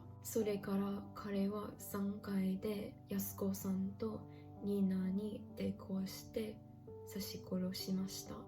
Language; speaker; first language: Japanese; non-native, learner; English